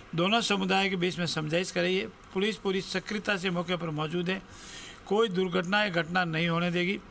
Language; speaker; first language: Hindi; native; Hindi